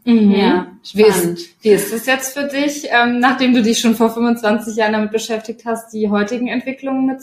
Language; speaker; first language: German; native; German